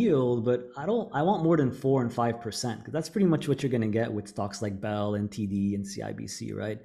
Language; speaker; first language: English; native; English